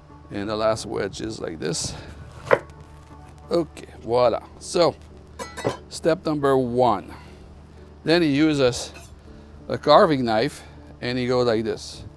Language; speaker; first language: English; non-native, fluent; French